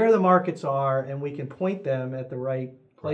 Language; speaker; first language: English; native; English